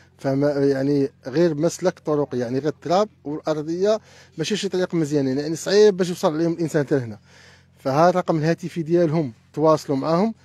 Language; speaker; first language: Arabic; native; Arabic